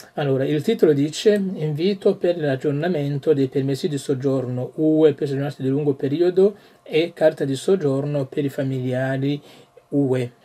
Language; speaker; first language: Italian; non-native, fluent; French